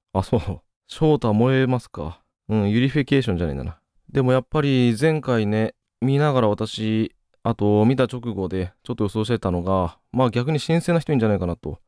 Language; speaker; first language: Japanese; native; Japanese